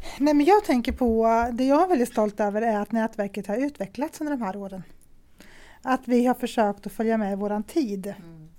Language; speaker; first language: Swedish; native; Swedish